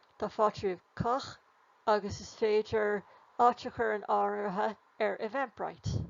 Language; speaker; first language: Irish; non-native, local second language; English